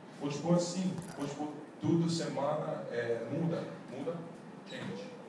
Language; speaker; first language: Portuguese; non-native, learner; English